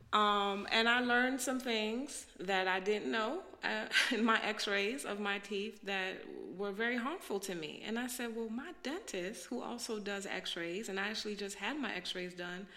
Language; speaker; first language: English; native; English